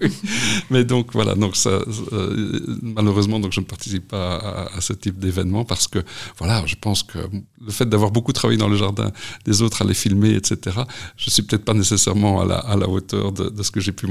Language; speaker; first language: French; native; French